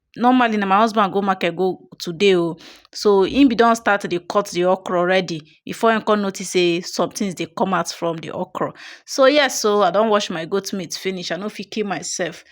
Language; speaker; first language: Nigerian Pidgin; non-native, local second language; Igbo